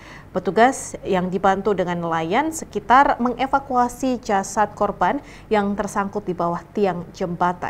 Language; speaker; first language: Indonesian; native; Indonesian